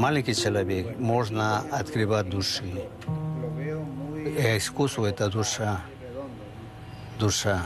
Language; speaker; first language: Russian; non-native, learner; Spanish